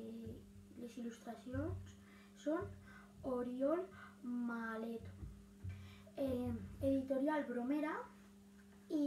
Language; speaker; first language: Spanish; non-native, local second language; Catalan